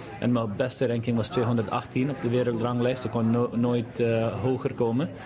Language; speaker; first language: Dutch; non-native, local second language; Papiamento